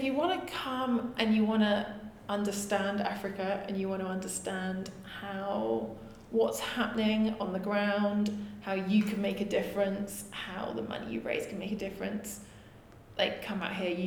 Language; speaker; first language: English; native; English